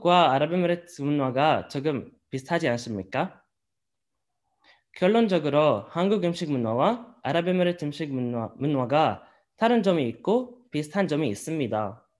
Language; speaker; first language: Korean; non-native, learner; Arabic